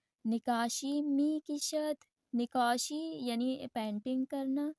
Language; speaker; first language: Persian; non-native, fluent; Urdu